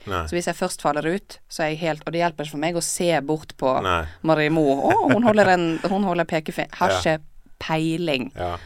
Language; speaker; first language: Norwegian; native; Norwegian